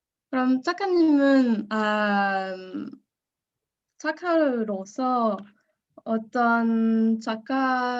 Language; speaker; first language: Korean; non-native, learner; French